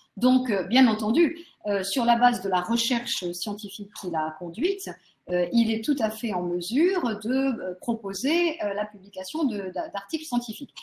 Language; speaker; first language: French; native; French